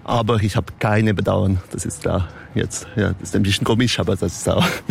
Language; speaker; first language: German; non-native, local second language; French